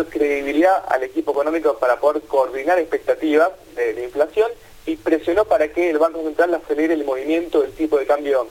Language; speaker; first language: Spanish; native; Spanish